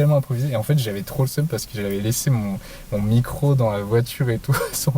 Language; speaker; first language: French; native; French